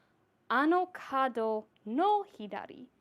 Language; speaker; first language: Japanese; non-native, fluent; English